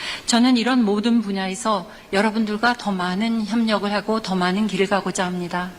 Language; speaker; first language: Korean; native; Korean